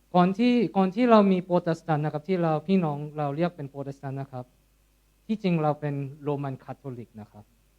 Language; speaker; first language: Thai; non-native, fluent; Korean